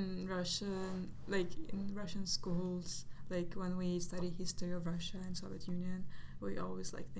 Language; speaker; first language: English; non-native, fluent; Russian